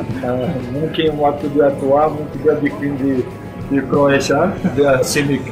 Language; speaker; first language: Indonesian; non-native, fluent; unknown